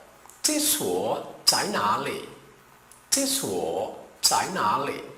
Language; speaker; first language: Chinese; non-native, learner; Portuguese